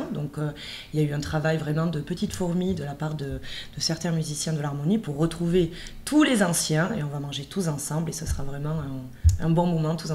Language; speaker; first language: French; native; French